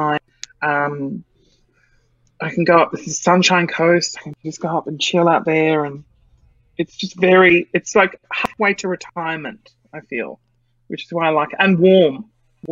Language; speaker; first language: English; native; English